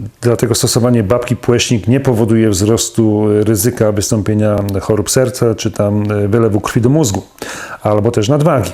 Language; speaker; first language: Polish; native; Polish